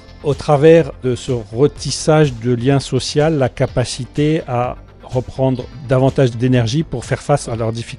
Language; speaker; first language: French; native; French